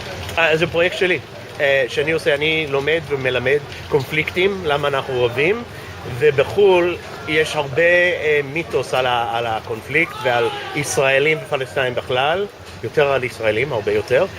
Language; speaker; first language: Hebrew; non-native, fluent; English